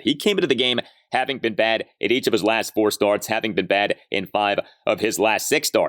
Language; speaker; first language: English; native; English